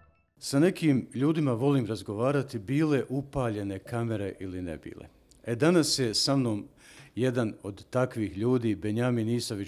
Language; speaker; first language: Serbian; native; Serbian